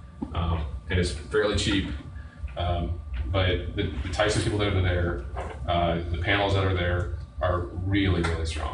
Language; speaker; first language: English; native; English